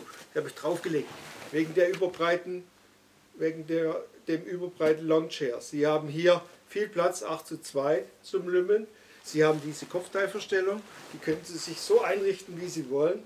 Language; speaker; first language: German; native; German